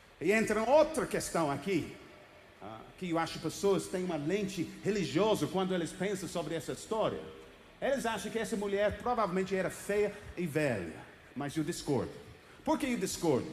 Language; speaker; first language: Portuguese; non-native, fluent; English